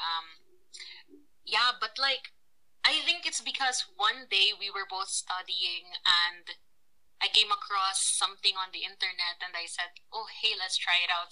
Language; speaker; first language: English; non-native, local second language; Filipino